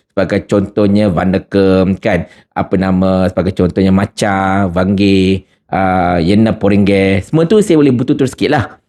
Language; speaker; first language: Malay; native; Malay